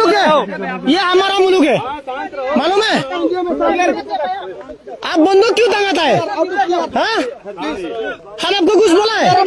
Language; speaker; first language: Hindi; non-native, local second language; Bangla